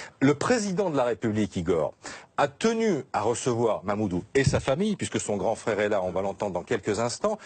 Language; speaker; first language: French; native; French